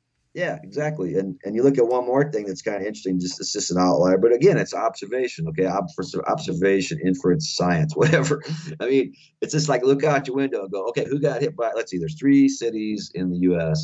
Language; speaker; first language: English; native; English